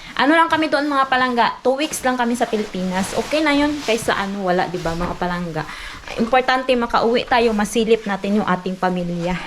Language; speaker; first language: Filipino; non-native, local second language; Cebuano